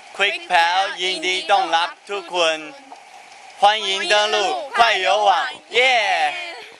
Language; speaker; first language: Thai; non-native, learner; Chinese